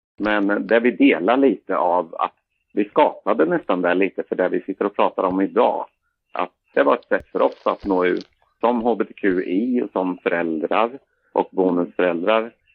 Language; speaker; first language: Swedish; native; Swedish